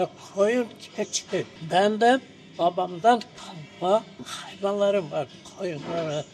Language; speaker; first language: Turkish; non-native, local second language; Greek